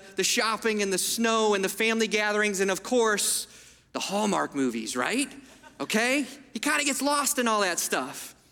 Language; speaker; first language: English; early bilingual, other home language; Italian